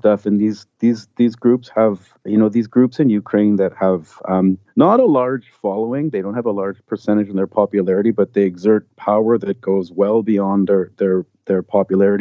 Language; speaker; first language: English; native; English